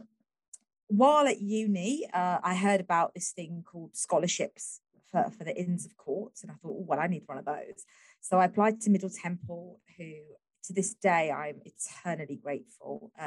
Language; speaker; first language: English; native; English